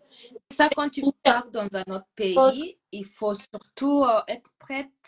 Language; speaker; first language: French; non-native, fluent; Gusii